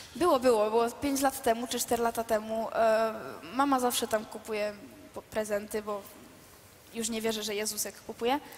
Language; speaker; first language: Polish; early bilingual, heritage; Polish